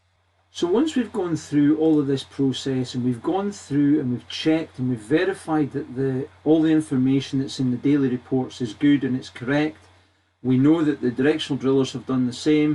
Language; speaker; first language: English; native; English